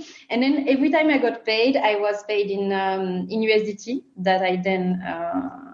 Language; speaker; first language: English; non-native, fluent; French